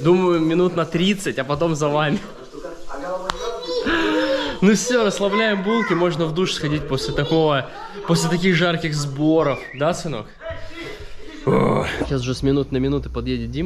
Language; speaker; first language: Russian; native; Russian